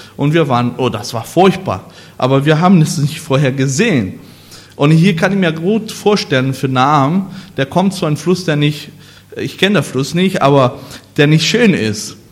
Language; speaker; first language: German; non-native, learner; Portuguese